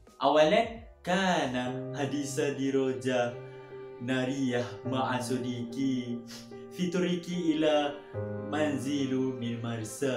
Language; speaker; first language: Arabic; non-native, learner; Malay